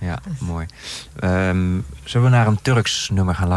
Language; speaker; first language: Dutch; native; Dutch